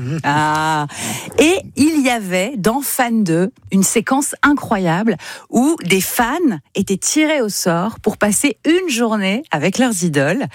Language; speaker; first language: French; native; French